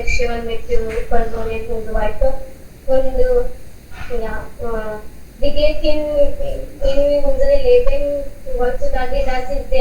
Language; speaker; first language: German; non-native, learner; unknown